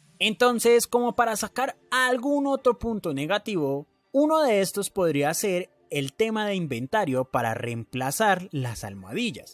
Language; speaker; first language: Spanish; native; Spanish